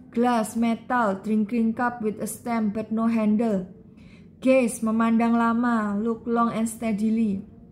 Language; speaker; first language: English; non-native, learner; Indonesian